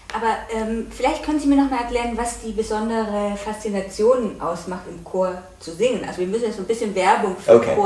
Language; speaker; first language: German; native; German